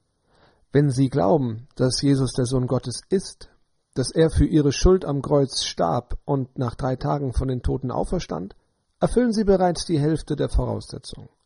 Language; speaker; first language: German; native; German